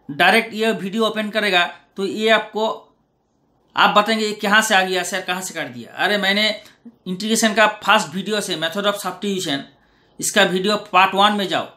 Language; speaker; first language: Hindi; non-native, local second language; Bangla